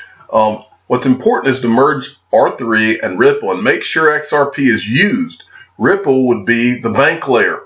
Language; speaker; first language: English; native; English